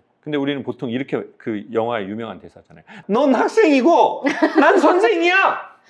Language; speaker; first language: Korean; native; Korean